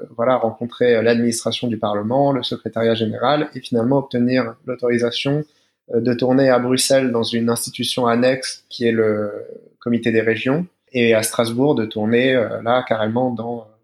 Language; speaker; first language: French; native; French